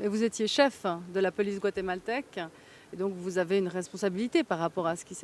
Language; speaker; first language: French; native; French